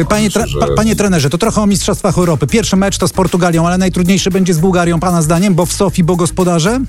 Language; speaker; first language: Polish; native; Polish